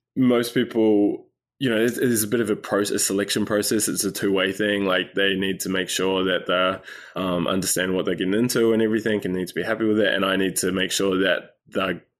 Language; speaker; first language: English; native; English